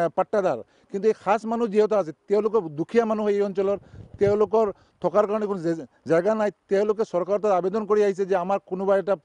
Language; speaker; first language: Assamese; non-native, local second language; Bangla